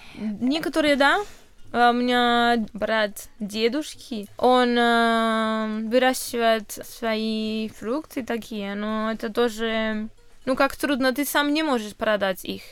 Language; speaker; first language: Russian; non-native, fluent; Spanish